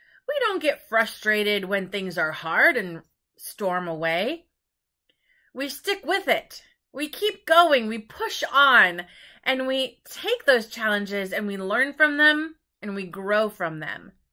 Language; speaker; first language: English; native; English